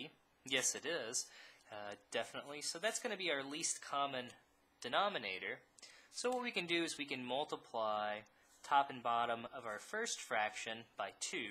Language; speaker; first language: English; native; English